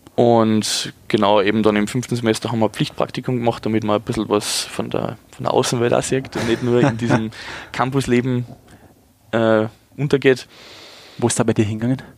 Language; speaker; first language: German; native; German